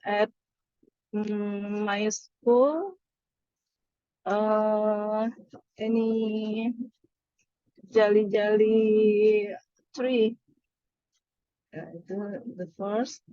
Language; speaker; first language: English; non-native, learner; Indonesian